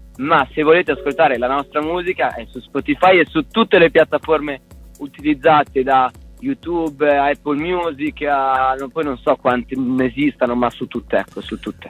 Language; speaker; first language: Italian; native; Italian